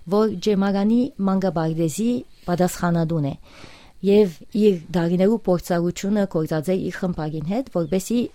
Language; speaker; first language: Armenian; early bilingual, heritage; Armenian